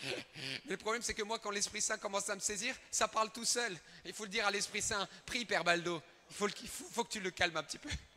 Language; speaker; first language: French; early bilingual, other home language; Arabic